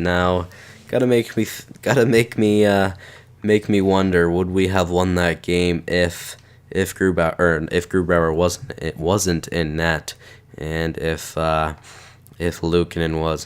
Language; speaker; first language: English; native; English